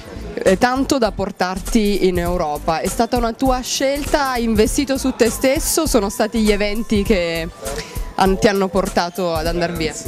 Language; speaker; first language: Italian; native; Italian